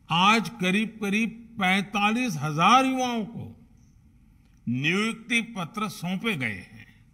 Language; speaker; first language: Hindi; non-native, local second language; Gujarati